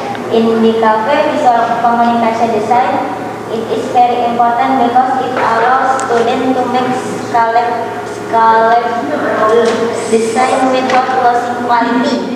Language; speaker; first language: English; non-native, learner; Indonesian